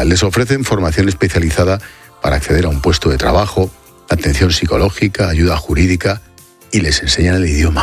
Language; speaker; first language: Spanish; native; Spanish